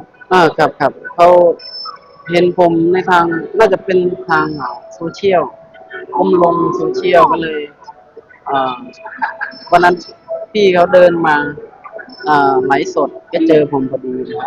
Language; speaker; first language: Thai; non-native, fluent; Khmer